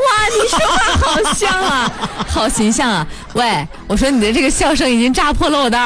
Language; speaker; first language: Chinese; native; Chinese